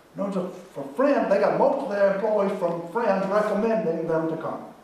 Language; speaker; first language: English; native; English